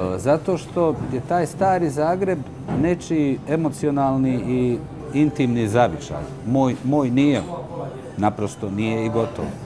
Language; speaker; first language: Croatian; native; Croatian